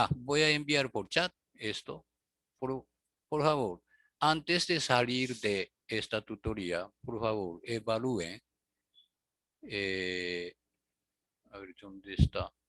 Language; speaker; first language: Spanish; non-native, fluent; Japanese